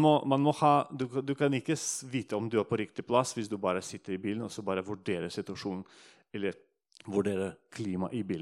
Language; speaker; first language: Norwegian; non-native, fluent; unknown